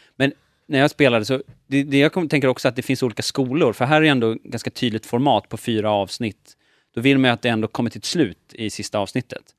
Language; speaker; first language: Swedish; native; Swedish